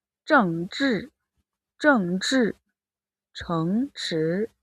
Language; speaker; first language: Chinese; non-native, fluent; Mongolian